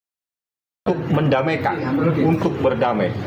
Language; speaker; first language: Indonesian; native; Indonesian